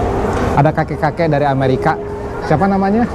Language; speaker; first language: Indonesian; native; Indonesian